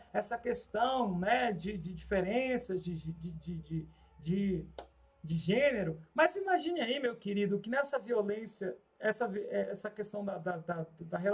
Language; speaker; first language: Portuguese; native; Portuguese